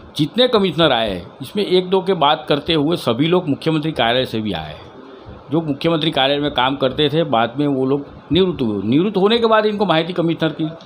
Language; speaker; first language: Hindi; native; Hindi